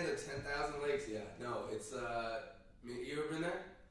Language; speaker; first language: English; native; English